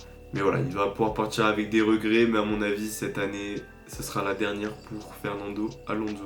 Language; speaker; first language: French; native; French